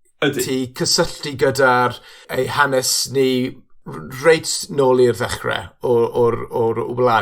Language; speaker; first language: Welsh; non-native, local second language; English